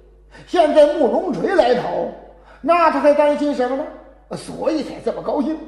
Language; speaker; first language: Chinese; native; Chinese